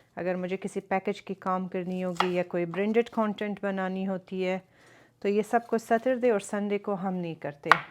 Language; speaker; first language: Urdu; early bilingual, other home language; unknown